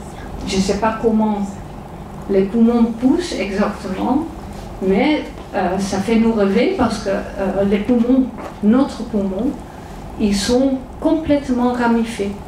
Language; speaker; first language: French; non-native, fluent; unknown